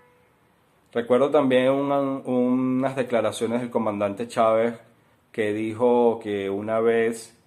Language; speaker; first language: Spanish; native; Spanish